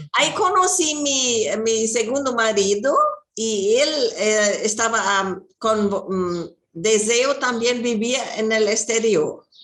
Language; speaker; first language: Spanish; non-native, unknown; German